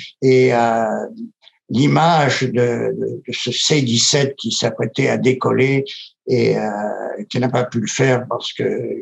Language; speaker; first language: French; native; French